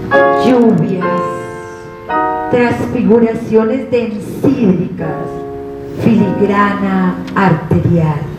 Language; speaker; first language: Spanish; native; Spanish